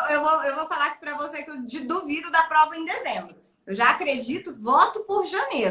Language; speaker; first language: Portuguese; native; Portuguese